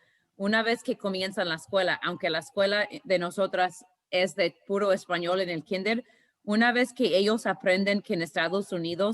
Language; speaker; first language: Spanish; early bilingual, heritage; Spanish